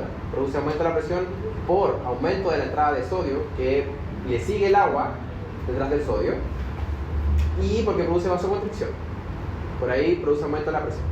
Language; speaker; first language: Spanish; native; Spanish